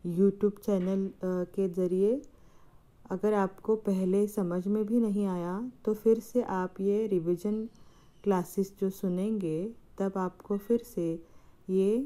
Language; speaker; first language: Hindi; non-native, local second language; Marathi